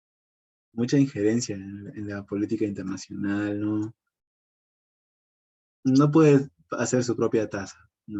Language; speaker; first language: Spanish; native; Spanish